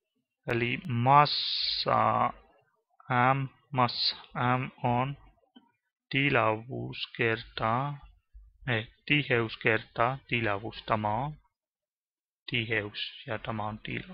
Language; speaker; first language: Finnish; non-native, learner; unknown